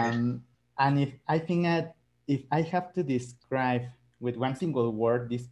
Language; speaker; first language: English; non-native, fluent; Spanish